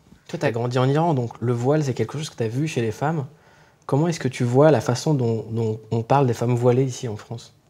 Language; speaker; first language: French; native; French